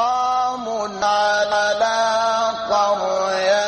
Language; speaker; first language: Arabic; native; Arabic